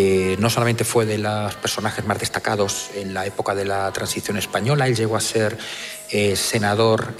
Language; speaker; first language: Spanish; native; Spanish